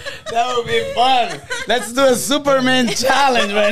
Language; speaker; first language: English; non-native, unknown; Portuguese